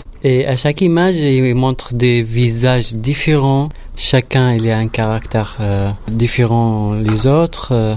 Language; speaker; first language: French; non-native, learner; Arabic